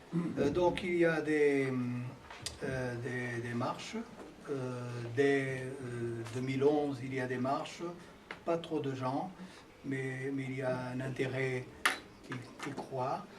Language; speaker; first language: French; non-native, fluent; Portuguese